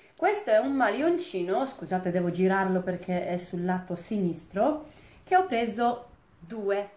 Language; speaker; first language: Italian; non-native, fluent; Polish